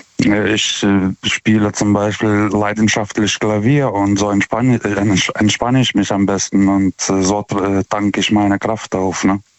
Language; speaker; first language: German; non-native, fluent; Lithuanian